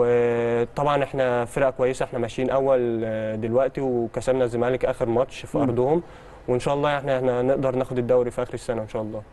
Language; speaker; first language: Egyptian Arabic; early bilingual, heritage; Arabic